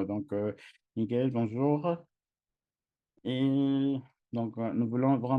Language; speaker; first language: French; non-native, fluent; English